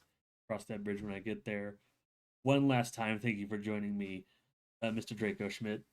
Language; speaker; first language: English; native; English